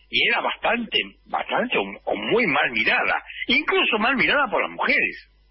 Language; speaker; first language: Spanish; native; Spanish